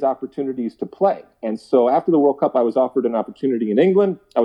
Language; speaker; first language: English; native; English